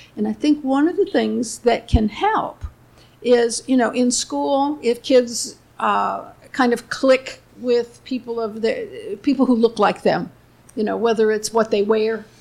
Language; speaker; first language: English; native; English